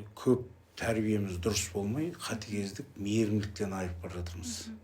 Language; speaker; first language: Kazakh; native; Kazakh